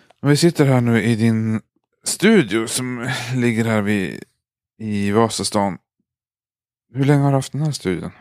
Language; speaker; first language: Swedish; native; Swedish